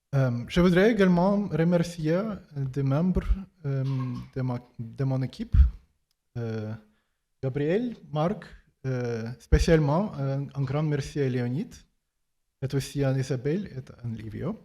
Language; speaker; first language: French; non-native, fluent; Ukrainian